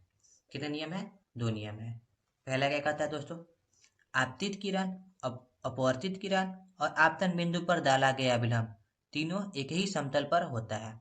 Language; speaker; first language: Hindi; native; Hindi